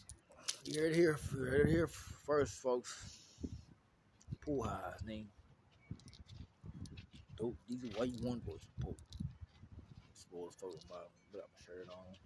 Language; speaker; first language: English; native; English